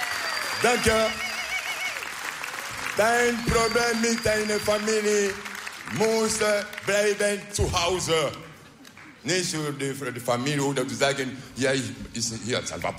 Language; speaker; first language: Dutch; non-native, learner; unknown